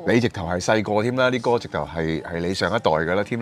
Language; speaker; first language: Cantonese; native; Cantonese